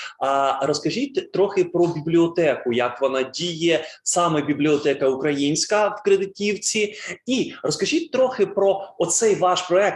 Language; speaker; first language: Ukrainian; native; Ukrainian